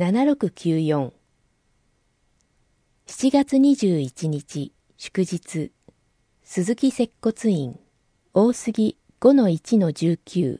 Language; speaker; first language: Japanese; native; Japanese